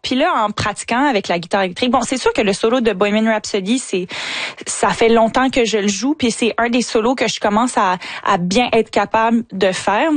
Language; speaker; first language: French; native; French